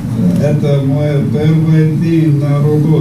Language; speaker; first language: Russian; non-native, learner; English